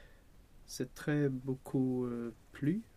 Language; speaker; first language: French; non-native, learner; Swedish